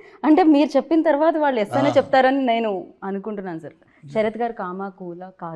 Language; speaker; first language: Telugu; native; Telugu